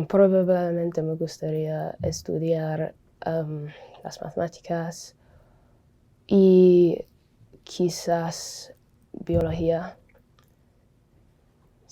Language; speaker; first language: Spanish; non-native, learner; English